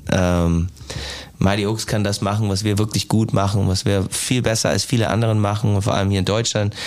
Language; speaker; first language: German; non-native, fluent; English